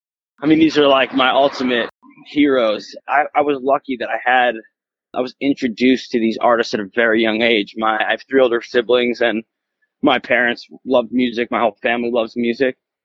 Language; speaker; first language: English; native; English